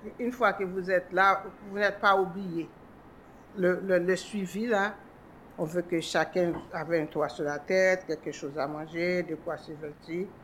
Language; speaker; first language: French; non-native, local second language; Haitian Creole